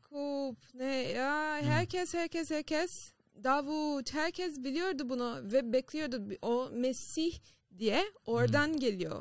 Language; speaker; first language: Turkish; non-native, fluent; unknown